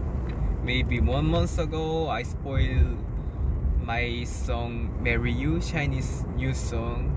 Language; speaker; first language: English; non-native, learner; Korean